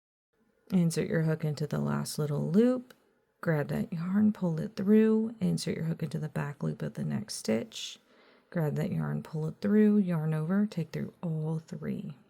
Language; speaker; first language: English; native; English